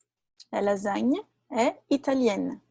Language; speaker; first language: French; non-native, fluent; Portuguese